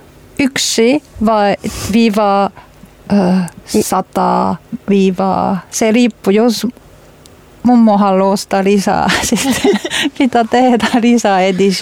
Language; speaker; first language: Finnish; non-native, learner; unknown